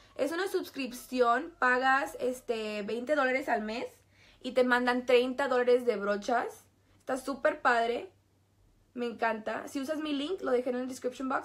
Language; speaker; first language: Spanish; native; Spanish